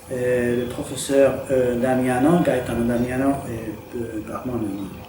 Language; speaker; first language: French; non-native, fluent; Spanish